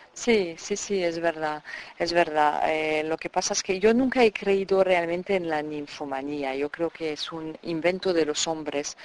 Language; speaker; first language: Spanish; non-native, fluent; French